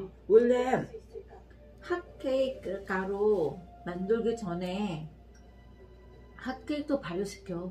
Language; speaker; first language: Korean; non-native, learner; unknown